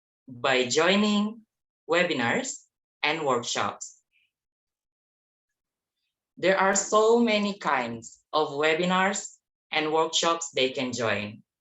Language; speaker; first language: English; non-native, fluent; Indonesian